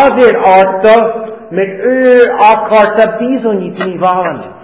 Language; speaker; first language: Hungarian; non-native, fluent; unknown